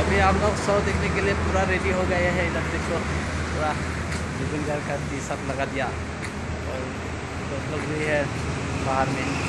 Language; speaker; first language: Hindi; non-native, local second language; Assamese